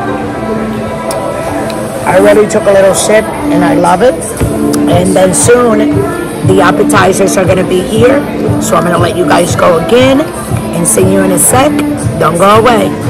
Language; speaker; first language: English; native; English